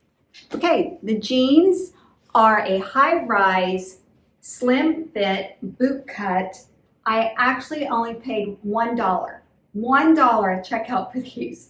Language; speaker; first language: English; native; English